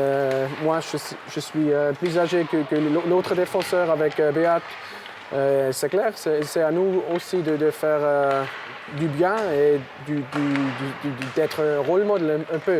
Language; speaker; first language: French; non-native, local second language; German